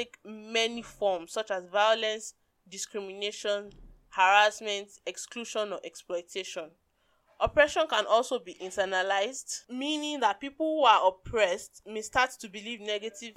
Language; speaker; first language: English; non-native, local second language; Yoruba